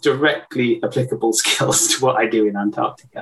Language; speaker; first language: English; native; English